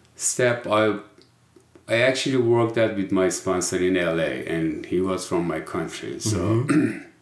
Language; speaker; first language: English; non-native, fluent; Persian